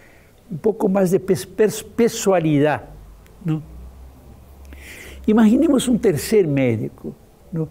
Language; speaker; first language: Spanish; non-native, fluent; Portuguese